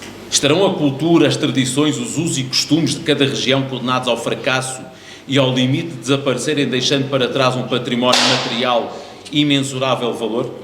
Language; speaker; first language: Portuguese; native; Portuguese